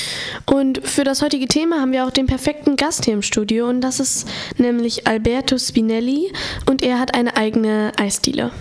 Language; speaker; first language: German; native; German